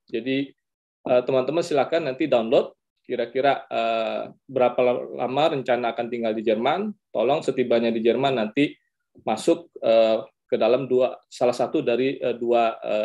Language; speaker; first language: Indonesian; native; Indonesian